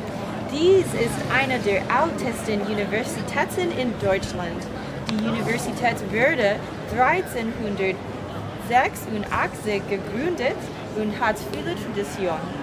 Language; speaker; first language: German; non-native, learner; English